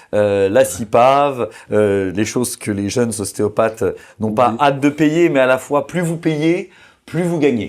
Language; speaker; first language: French; native; French